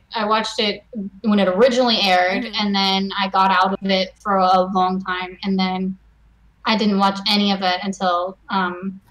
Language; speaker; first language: English; native; English